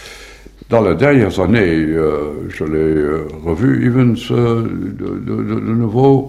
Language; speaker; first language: French; non-native, fluent; Dutch